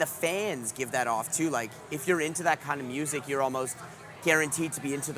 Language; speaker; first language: English; native; English